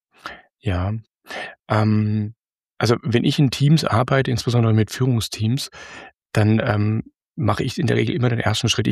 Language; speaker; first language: German; native; German